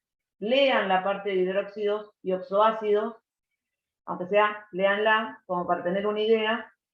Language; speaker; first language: Spanish; native; Spanish